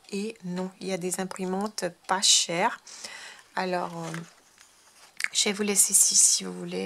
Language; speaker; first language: French; non-native, fluent; Spanish